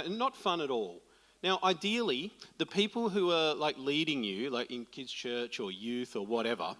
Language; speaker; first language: English; native; English